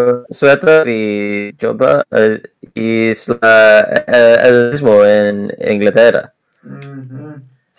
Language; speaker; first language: Spanish; non-native, learner; English